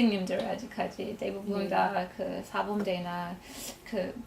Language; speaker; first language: Korean; non-native, fluent; English